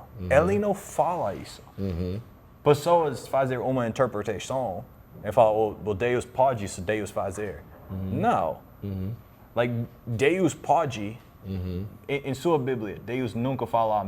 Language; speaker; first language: Portuguese; non-native, learner; English